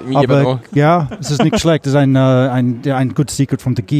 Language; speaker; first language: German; non-native, learner; English